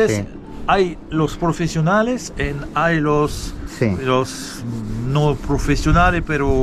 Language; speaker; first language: Spanish; non-native, learner; French